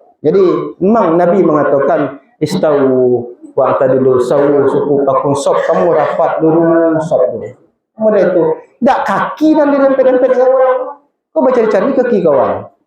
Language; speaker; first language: Malay; non-native, local second language; Minangkabau